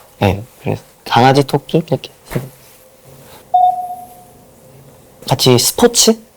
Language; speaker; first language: Korean; non-native, fluent; Japanese